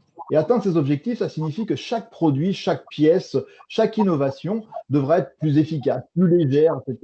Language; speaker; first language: French; native; French